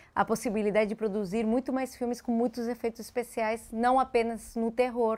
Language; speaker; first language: Portuguese; early bilingual, heritage; Spanish